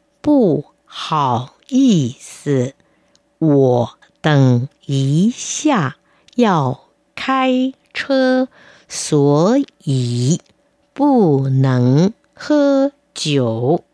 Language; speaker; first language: Chinese; non-native, fluent; Vietnamese